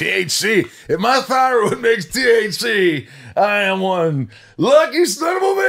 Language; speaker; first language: English; native; English